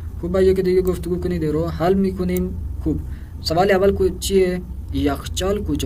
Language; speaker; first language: Persian; non-native, fluent; Urdu